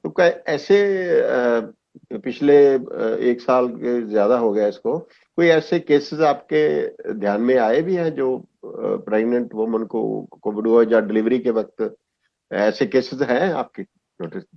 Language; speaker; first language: Hindi; non-native, local second language; Punjabi